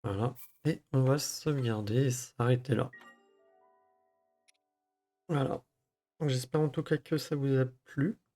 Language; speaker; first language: French; native; French